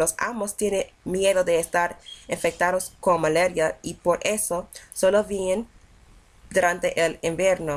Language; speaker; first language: Spanish; non-native, learner; English